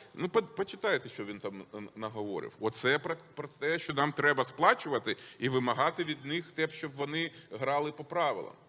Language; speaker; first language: Ukrainian; non-native, local second language; Russian